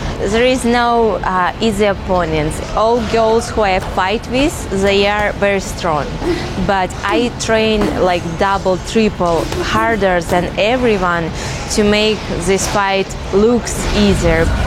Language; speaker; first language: English; non-native, fluent; Chinese